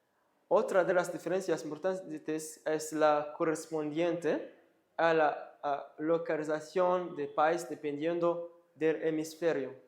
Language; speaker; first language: Spanish; non-native, fluent; Kinyarwanda